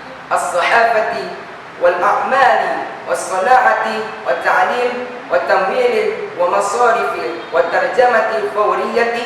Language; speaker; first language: Arabic; non-native, learner; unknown